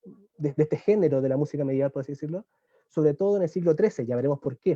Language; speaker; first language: Spanish; native; Spanish